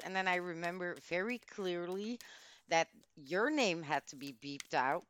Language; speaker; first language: English; non-native, fluent; Dutch